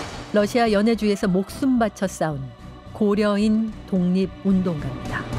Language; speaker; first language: Korean; native; Korean